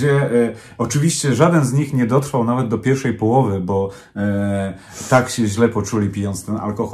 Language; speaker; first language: Polish; native; Polish